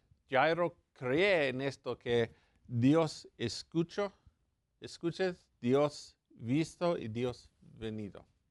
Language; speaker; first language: Spanish; non-native, learner; English